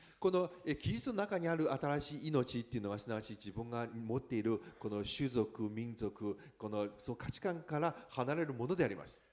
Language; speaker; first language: Japanese; non-native, fluent; Chinese